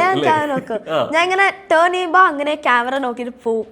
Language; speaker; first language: Malayalam; early bilingual, heritage; Malayalam